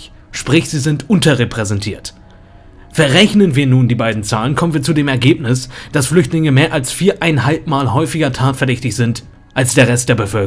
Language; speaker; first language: German; native; German